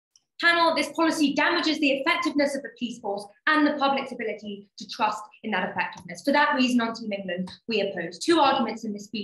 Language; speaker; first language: English; native; English